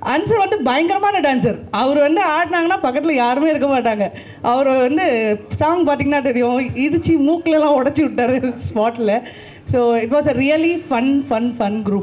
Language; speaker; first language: Tamil; native; Tamil